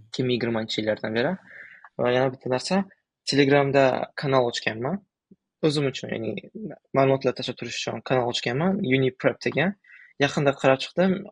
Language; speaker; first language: Uzbek; early bilingual, other home language; Tajik